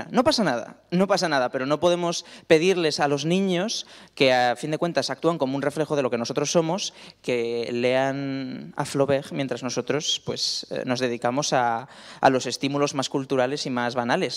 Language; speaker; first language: Spanish; native; Spanish